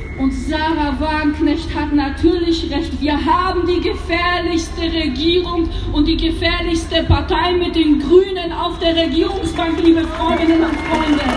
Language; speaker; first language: German; early bilingual, other home language; Polish